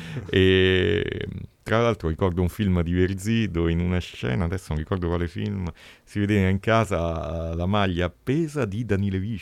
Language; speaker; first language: Italian; native; Italian